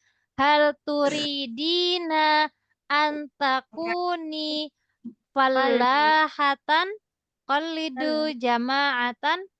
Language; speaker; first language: Arabic; non-native, fluent; Indonesian